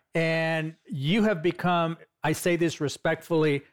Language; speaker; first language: English; native; English